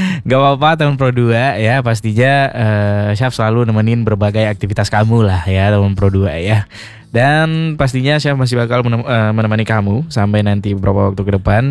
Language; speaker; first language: Indonesian; native; Indonesian